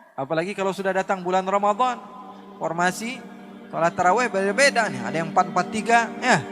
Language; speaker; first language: Indonesian; native; Indonesian